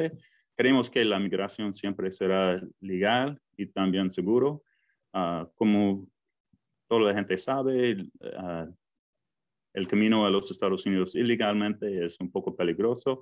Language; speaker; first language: Spanish; non-native, fluent; English